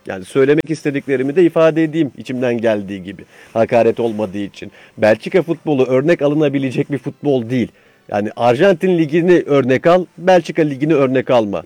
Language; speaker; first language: Turkish; native; Turkish